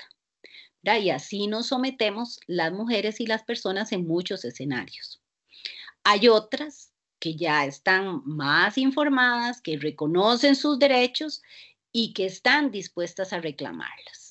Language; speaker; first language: Spanish; native; Spanish